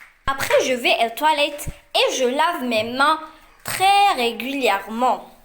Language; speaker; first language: French; non-native, local second language; Arabic